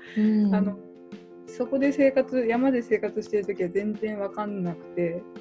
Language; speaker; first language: Japanese; native; Japanese